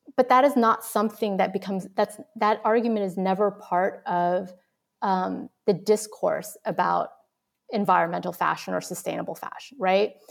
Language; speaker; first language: English; early bilingual, other home language; Vietnamese